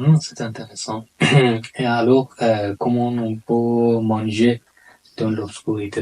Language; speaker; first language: French; non-native, learner; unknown